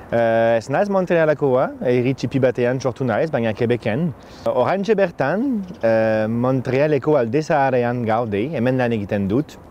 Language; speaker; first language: Basque; non-native, fluent; French